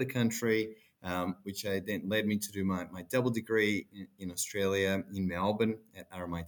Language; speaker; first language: English; non-native, fluent; Portuguese